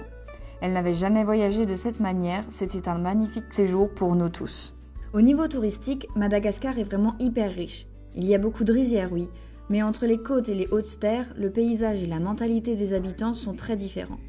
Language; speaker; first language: French; native; French